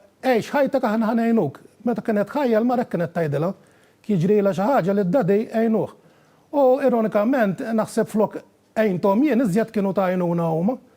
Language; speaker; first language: Maltese; native; Maltese